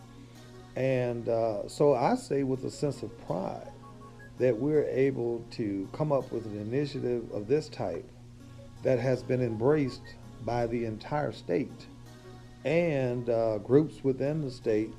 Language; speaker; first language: English; native; English